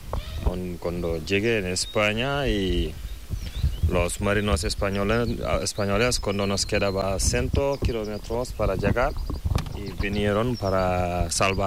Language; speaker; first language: Spanish; non-native, learner; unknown